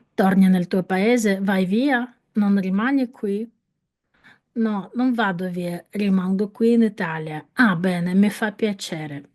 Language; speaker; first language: Italian; non-native, fluent; Ukrainian